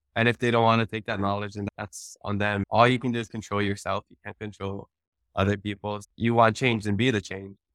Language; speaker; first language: English; early bilingual, other home language; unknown